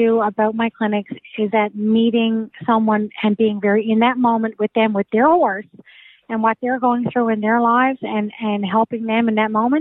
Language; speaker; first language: English; native; English